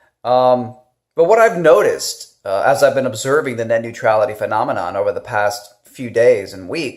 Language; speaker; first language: English; native; English